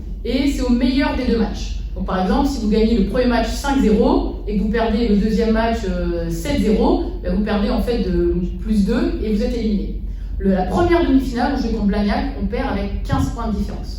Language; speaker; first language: French; native; French